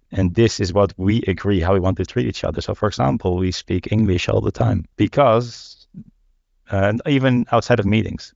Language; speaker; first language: English; non-native, fluent; Dutch